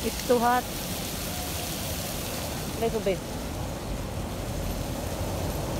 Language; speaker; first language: English; non-native, local second language; Filipino